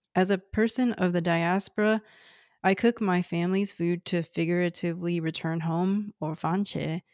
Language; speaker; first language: English; early bilingual, other home language; Cantonese